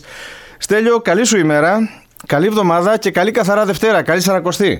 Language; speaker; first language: Greek; native; Greek